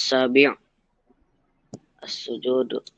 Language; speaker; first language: Arabic; non-native, learner; Indonesian